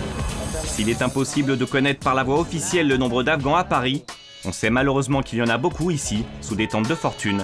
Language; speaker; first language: French; native; French